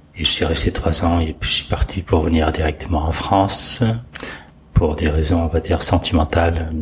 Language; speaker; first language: French; non-native, fluent; Portuguese